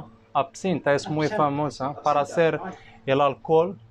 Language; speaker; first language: Spanish; non-native, fluent; Arabic